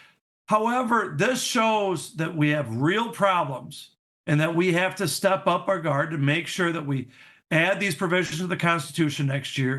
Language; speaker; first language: English; native; English